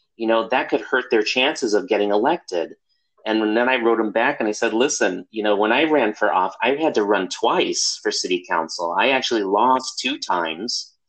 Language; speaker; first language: English; native; English